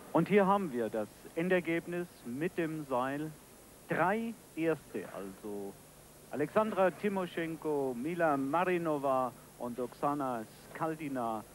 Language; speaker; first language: German; native; German